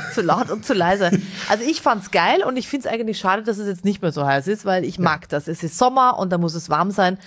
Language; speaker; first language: German; native; German